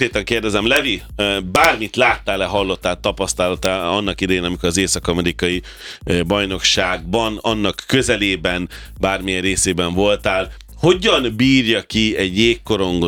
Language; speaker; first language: Hungarian; native; Hungarian